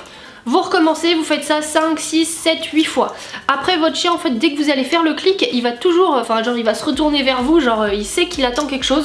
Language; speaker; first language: French; native; French